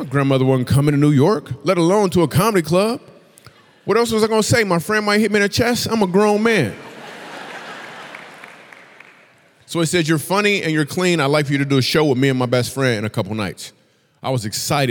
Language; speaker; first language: English; native; English